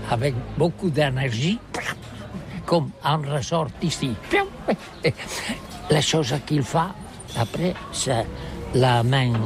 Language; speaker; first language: French; non-native, learner; Catalan